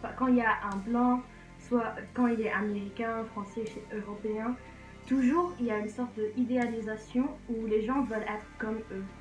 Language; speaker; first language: French; non-native, fluent; English